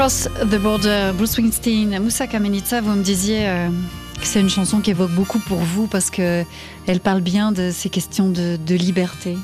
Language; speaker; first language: French; native; French